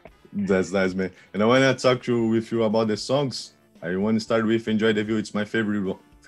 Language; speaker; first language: English; non-native, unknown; Portuguese